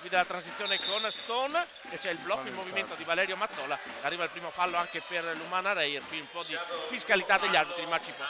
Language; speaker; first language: Italian; native; Italian